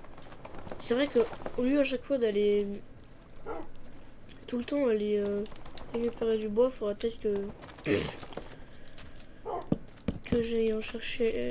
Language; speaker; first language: French; native; French